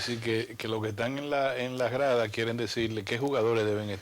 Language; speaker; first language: Spanish; native; Spanish